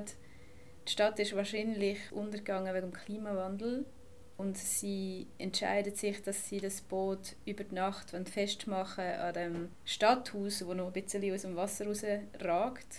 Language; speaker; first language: German; native; German